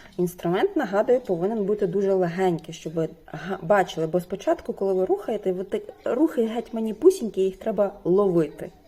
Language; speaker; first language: Ukrainian; non-native, local second language; Russian